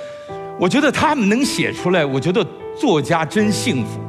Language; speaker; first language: Chinese; native; Chinese